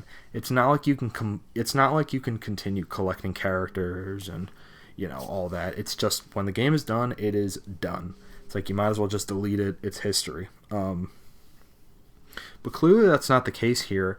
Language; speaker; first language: English; native; English